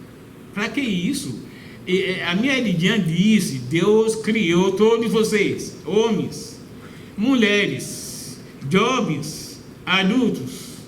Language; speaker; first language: Portuguese; non-native, fluent; Yoruba